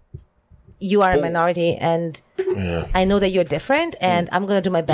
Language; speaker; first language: English; non-native, fluent; Italian